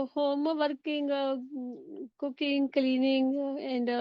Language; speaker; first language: English; non-native, learner; Urdu